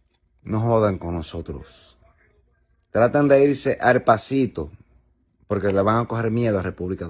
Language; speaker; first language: Spanish; native; Spanish